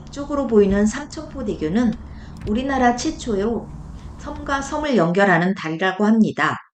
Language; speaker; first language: Korean; native; Korean